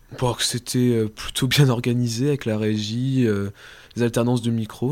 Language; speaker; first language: French; native; French